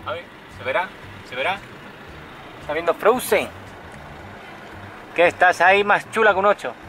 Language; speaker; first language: Spanish; native; Spanish